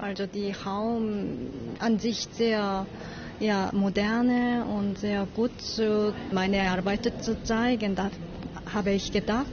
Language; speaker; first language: German; non-native, learner; Korean